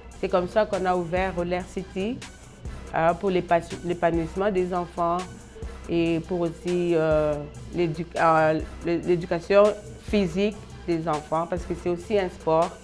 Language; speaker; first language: French; non-native, local second language; Lingala